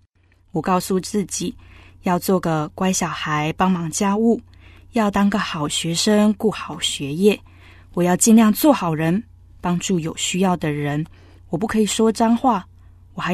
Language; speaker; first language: Chinese; native; Chinese